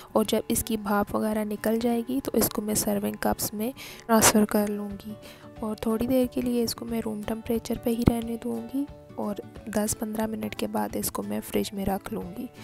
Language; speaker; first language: Urdu; non-native, local second language; Punjabi